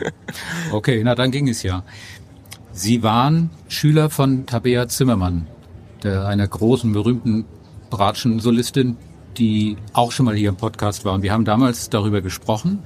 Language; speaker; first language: German; native; German